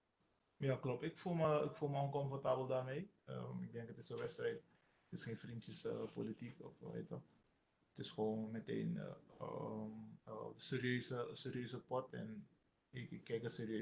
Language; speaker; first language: Dutch; non-native, local second language; Sranan Tongo